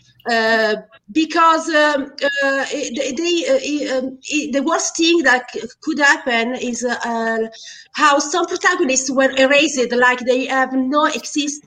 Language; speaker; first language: English; non-native, fluent; Italian